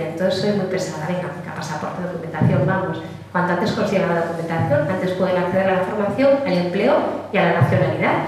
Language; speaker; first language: Spanish; native; Spanish